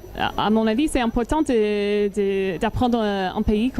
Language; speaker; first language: French; non-native, learner; English